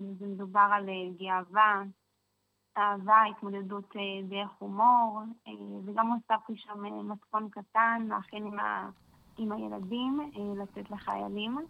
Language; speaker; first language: Hebrew; native; Hebrew